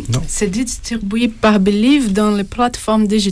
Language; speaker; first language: French; non-native, fluent; Portuguese